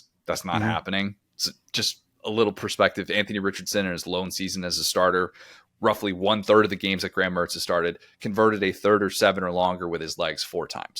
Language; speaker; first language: English; native; English